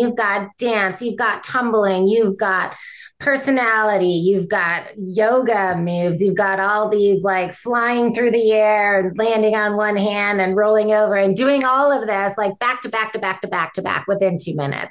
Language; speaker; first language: English; native; English